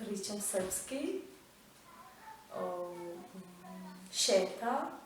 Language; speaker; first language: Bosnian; non-native, learner; Persian